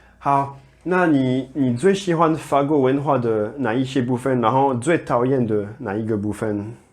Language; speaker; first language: Chinese; non-native, fluent; French